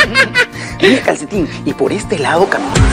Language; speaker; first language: Spanish; native; Spanish